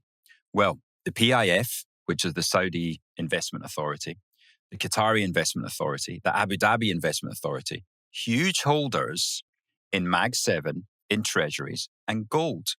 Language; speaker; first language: English; native; English